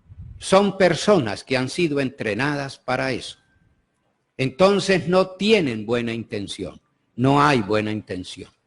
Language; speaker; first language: Spanish; native; Spanish